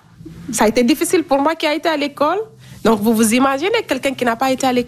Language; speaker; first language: French; non-native, fluent; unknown